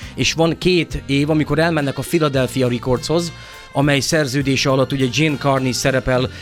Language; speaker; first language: Hungarian; native; Hungarian